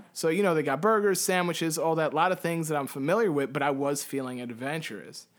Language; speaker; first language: English; early bilingual, heritage; Spanish